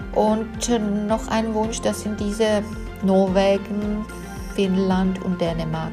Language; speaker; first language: German; non-native, fluent; Czech